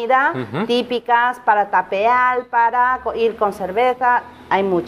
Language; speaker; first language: Spanish; non-native, learner; Chinese